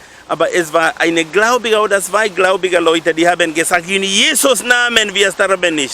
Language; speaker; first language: German; non-native, learner; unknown